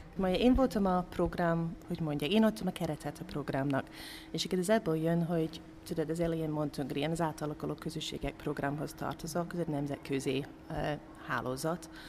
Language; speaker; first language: Hungarian; non-native, fluent; English